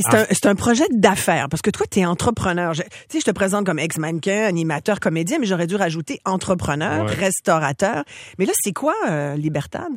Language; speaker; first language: French; native; French